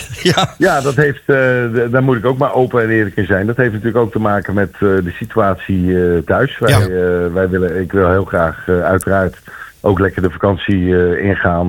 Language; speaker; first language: Dutch; native; Dutch